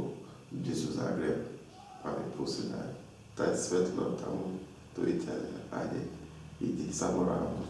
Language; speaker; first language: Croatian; non-native, learner; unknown